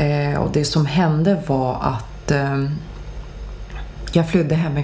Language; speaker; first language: Swedish; early bilingual, other home language; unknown